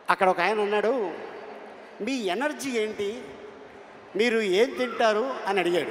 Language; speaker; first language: Telugu; native; Telugu